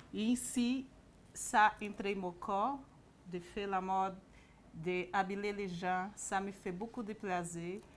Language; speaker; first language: French; non-native, learner; Portuguese